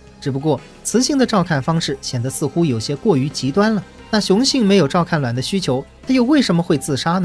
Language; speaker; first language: Chinese; native; Chinese